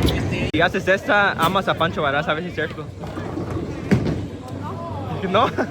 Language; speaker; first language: Spanish; early bilingual, heritage; Spanish